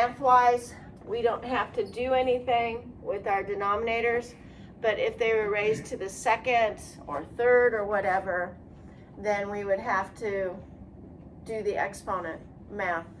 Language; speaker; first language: English; native; English